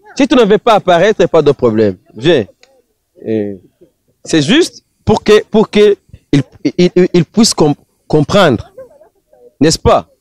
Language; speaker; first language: French; non-native, local second language; Rundi